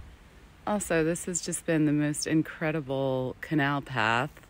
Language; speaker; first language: English; native; English